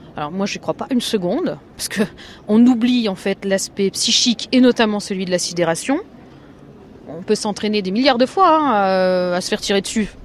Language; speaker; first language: French; native; French